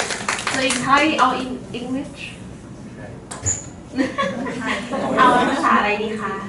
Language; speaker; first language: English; non-native, fluent; Thai